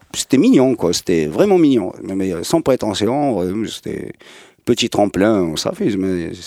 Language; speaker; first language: French; non-native, local second language; Arabic